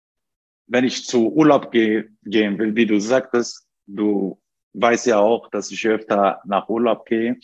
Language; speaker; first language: German; non-native, fluent; Turkish